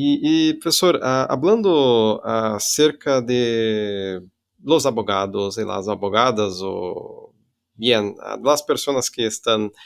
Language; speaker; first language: Spanish; non-native, fluent; Portuguese